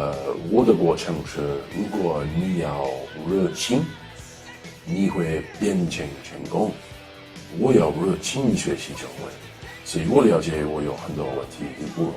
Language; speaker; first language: Chinese; non-native, learner; English